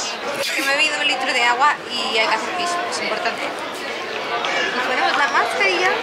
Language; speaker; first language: Spanish; native; Spanish